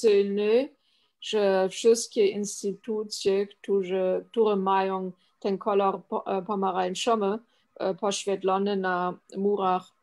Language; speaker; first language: Polish; non-native, fluent; German